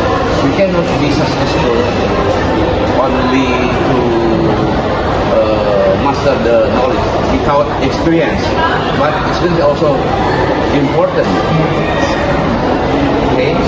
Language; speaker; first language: English; non-native, learner; Indonesian